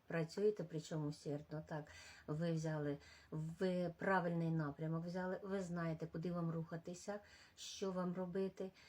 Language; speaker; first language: Ukrainian; non-native, local second language; Russian